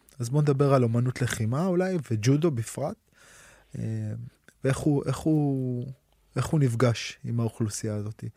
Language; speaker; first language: Hebrew; native; Hebrew